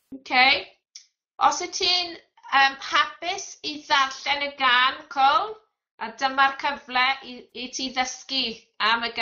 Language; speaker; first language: Welsh; non-native, fluent; English